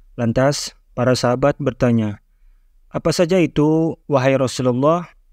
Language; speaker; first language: Malay; native; Malay